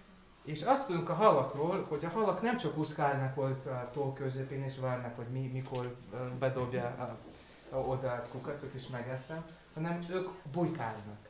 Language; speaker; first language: Hungarian; non-native, learner; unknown